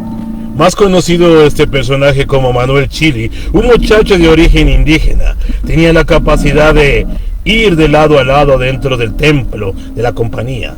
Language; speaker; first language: Spanish; native; Spanish